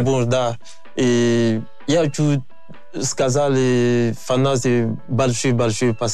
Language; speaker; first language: Russian; non-native, learner; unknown